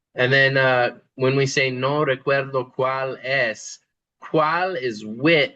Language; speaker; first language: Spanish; non-native, fluent; English